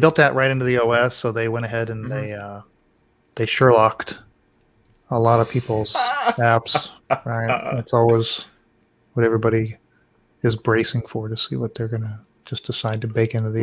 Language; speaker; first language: English; native; English